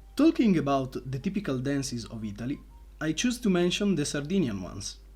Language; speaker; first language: English; non-native, fluent; Italian